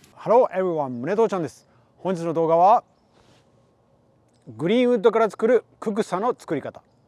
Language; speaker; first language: Japanese; native; Japanese